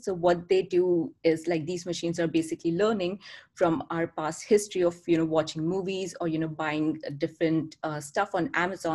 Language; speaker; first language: English; non-native, local second language; Hindi